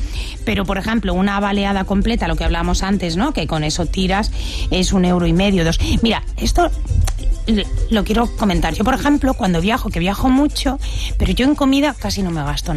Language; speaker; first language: Spanish; native; Spanish